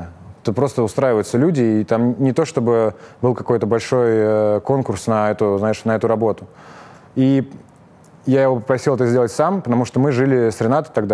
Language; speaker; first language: Russian; native; Russian